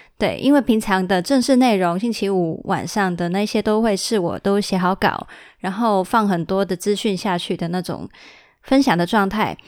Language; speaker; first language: Chinese; early bilingual, heritage; Chinese